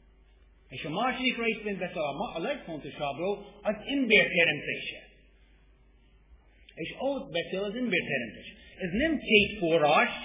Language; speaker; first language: Hungarian; non-native, fluent; English